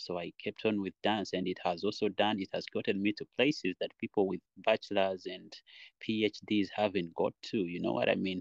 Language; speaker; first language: English; non-native, local second language; Nyankole